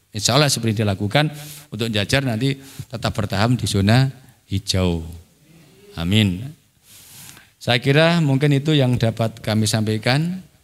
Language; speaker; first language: Indonesian; non-native, local second language; Javanese